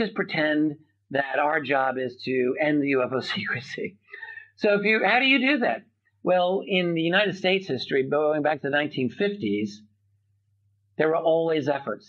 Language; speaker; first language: English; native; English